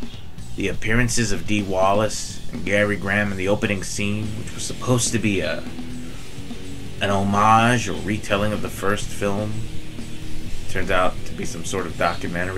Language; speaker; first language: English; native; English